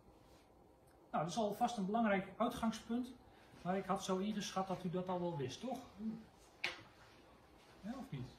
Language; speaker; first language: Dutch; native; Dutch